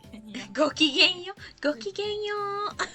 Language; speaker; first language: Japanese; non-native, learner; English